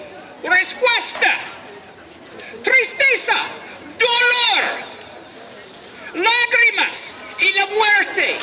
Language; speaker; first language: Spanish; non-native, learner; English